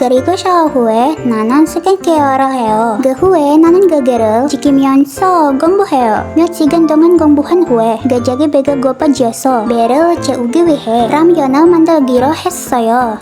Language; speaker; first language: Korean; non-native, learner; Indonesian